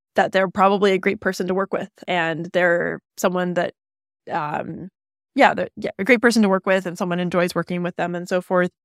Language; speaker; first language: English; native; English